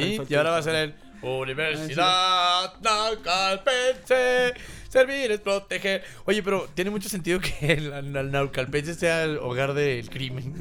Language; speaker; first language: Spanish; native; Spanish